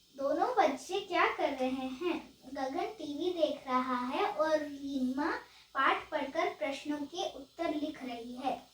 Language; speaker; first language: Hindi; native; Hindi